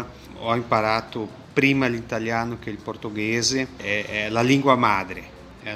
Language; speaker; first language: Italian; early bilingual, heritage; Italian